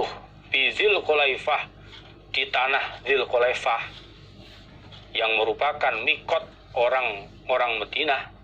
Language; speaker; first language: Indonesian; non-native, local second language; Javanese